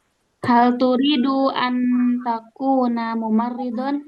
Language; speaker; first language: Arabic; non-native, learner; Indonesian